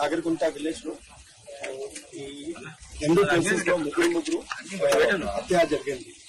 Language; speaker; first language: Telugu; non-native, local second language; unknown